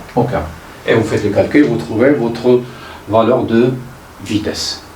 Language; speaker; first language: French; non-native, local second language; Arabic